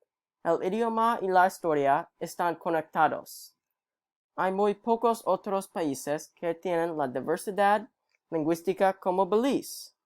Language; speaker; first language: Spanish; non-native, learner; English